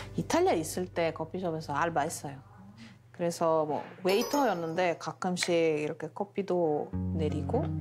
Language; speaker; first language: Korean; non-native, fluent; Italian